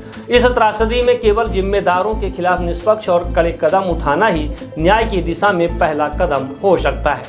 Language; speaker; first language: Hindi; native; Hindi